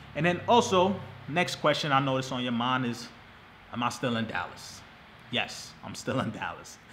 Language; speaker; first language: English; native; English